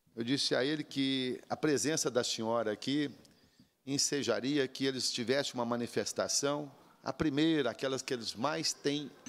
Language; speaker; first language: Portuguese; native; Portuguese